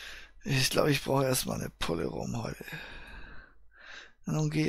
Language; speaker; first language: German; native; German